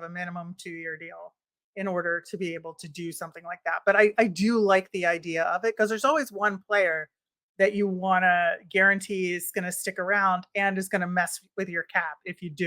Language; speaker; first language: English; native; English